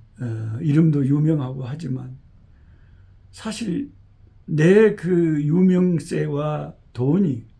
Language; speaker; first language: Korean; native; Korean